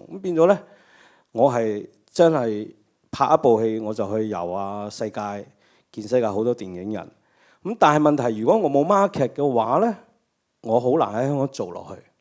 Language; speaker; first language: Cantonese; native; Cantonese